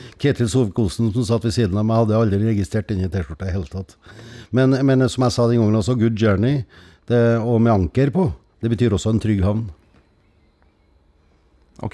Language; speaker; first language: Norwegian; native; Norwegian